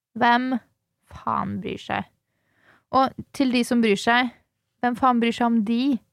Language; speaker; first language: Norwegian; early bilingual, other home language; Swedish